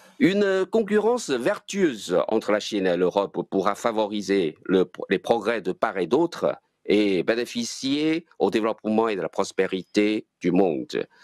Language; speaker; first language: French; non-native, fluent; Chinese